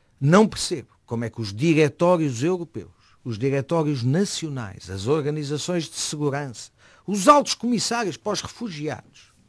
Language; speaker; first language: Portuguese; native; Portuguese